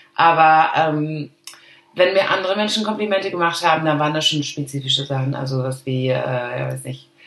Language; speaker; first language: German; early bilingual, other home language; Arabic